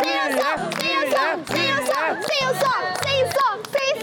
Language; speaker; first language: English; non-native, learner; Chinese